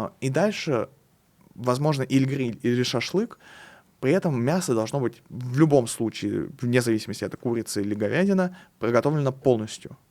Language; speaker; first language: Russian; native; Russian